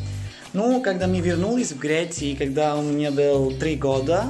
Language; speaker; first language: Russian; early bilingual, heritage; Russian